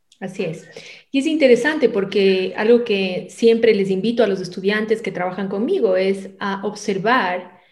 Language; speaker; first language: Spanish; native; Spanish